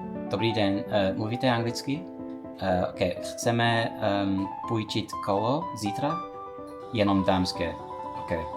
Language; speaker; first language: Czech; non-native, learner; English